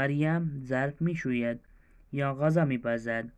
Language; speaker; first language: Persian; non-native, fluent; Urdu